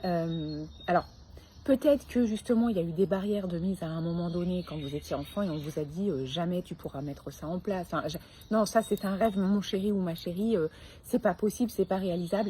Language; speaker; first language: French; native; French